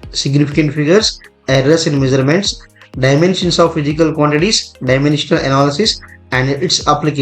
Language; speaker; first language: English; non-native, local second language; Telugu